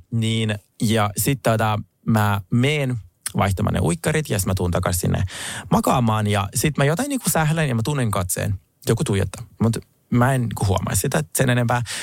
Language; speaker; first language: Finnish; early bilingual, other home language; Russian